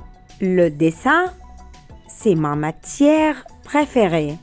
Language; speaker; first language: French; non-native, fluent; Arabic